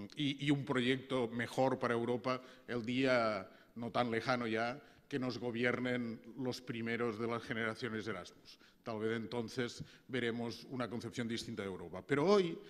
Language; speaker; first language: Spanish; native; Spanish